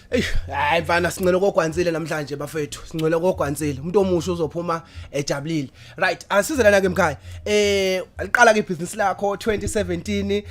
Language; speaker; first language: Zulu; native; Zulu